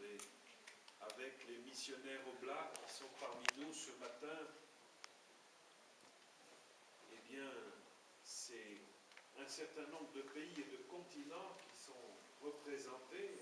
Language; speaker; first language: French; native; French